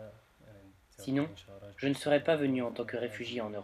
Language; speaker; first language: French; native; French